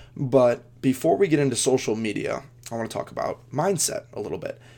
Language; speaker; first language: English; native; English